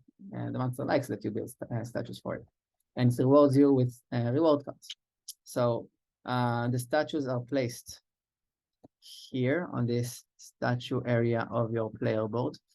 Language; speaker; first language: English; non-native, fluent; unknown